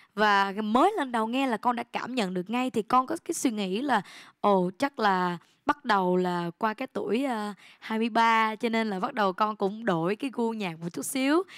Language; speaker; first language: Vietnamese; early bilingual, heritage; Vietnamese